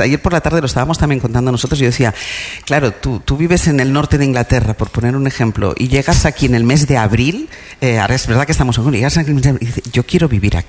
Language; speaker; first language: Spanish; native; Spanish